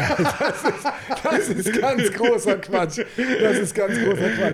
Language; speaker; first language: German; native; German